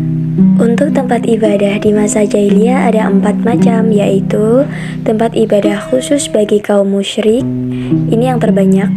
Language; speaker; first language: Indonesian; native; Indonesian